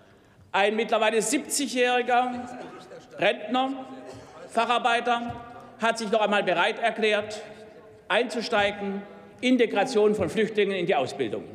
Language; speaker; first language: German; native; German